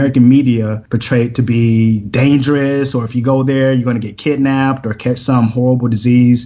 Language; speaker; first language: English; native; English